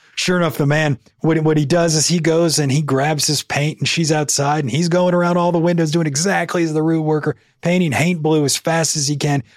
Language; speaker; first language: English; native; English